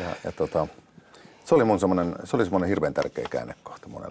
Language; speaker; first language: Finnish; native; Finnish